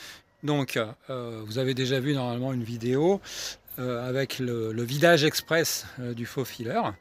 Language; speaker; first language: French; native; French